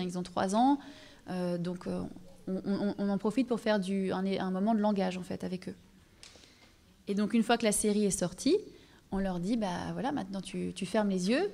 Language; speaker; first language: French; native; French